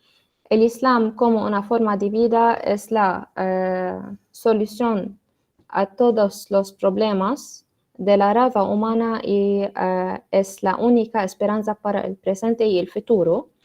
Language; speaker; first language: Spanish; non-native, learner; Arabic